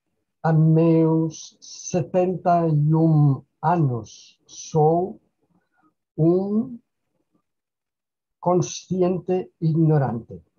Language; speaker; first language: Portuguese; non-native, fluent; Spanish